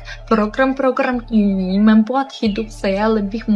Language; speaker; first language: Indonesian; non-native, learner; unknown